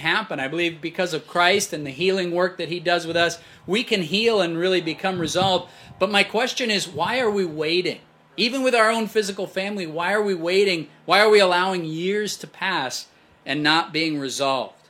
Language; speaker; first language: English; native; English